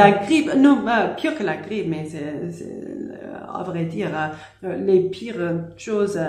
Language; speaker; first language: French; non-native, learner; English